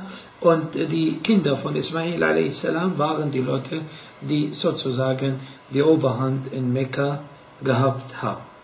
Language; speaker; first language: German; non-native, fluent; Arabic